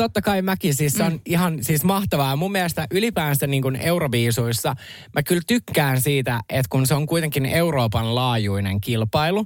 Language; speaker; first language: Finnish; native; Finnish